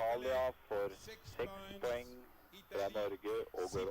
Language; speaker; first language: Norwegian; native; Norwegian